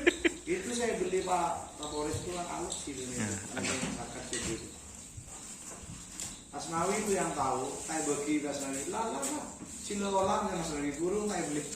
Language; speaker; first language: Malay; non-native, local second language; Madurese